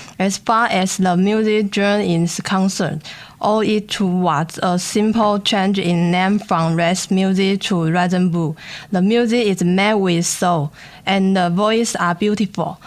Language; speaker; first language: English; non-native, learner; Chinese